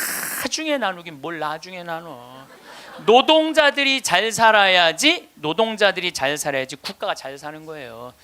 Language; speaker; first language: Korean; native; Korean